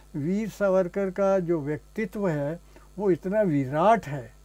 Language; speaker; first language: Hindi; native; Hindi